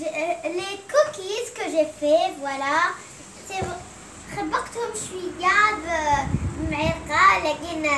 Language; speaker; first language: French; non-native, local second language; Arabic